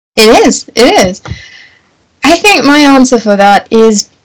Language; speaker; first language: English; non-native, fluent; German